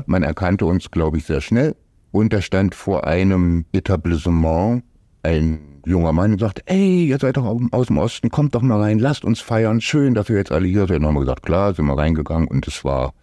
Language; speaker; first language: German; native; German